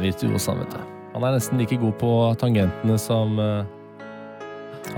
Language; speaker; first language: Norwegian; native; Norwegian